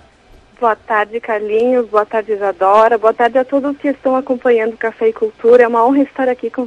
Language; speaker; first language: Portuguese; native; Portuguese